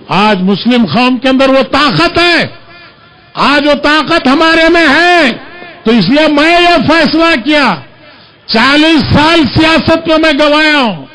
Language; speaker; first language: Urdu; native; Urdu